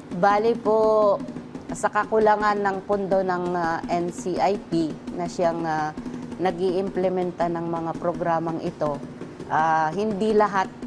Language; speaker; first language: Filipino; non-native, local second language; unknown